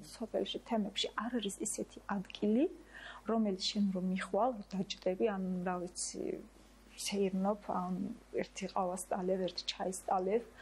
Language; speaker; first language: Georgian; non-native, local second language; Azerbaijani